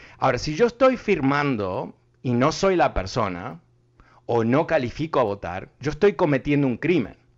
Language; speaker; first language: Spanish; early bilingual, heritage; Spanish